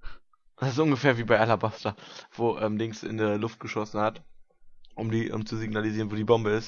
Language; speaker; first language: German; native; German